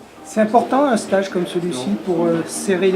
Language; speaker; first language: French; native; French